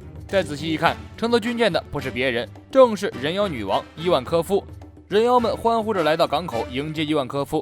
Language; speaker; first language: Chinese; native; Chinese